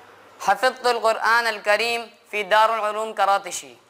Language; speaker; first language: Arabic; non-native, learner; Urdu